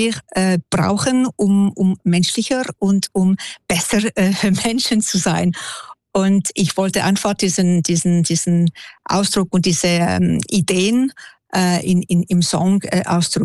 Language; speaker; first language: German; non-native, local second language; French